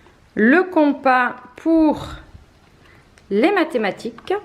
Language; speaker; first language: French; native; French